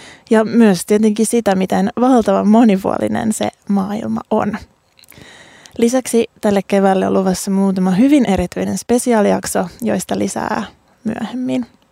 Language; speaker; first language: Finnish; native; Finnish